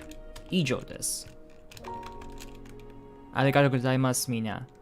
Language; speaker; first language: Japanese; non-native, learner; English